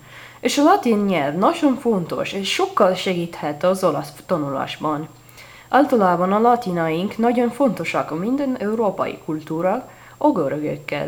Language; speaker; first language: Hungarian; non-native, learner; Italian